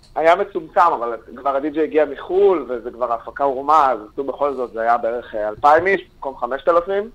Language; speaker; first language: Hebrew; native; Hebrew